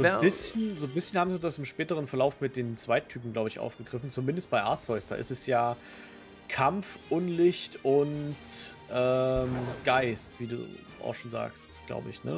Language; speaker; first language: German; native; German